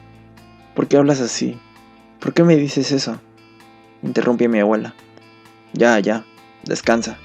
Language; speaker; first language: Spanish; native; Spanish